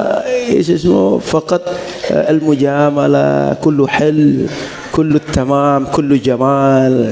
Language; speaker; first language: Arabic; non-native, fluent; Indonesian